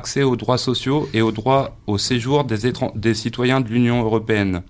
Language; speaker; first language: French; native; French